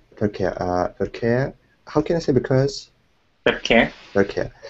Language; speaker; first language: Italian; non-native, learner; Russian